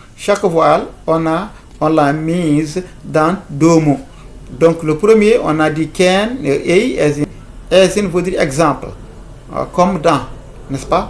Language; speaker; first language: French; non-native, local second language; Fula